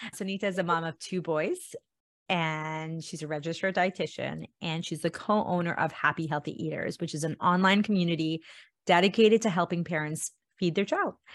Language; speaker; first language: English; early bilingual, other home language; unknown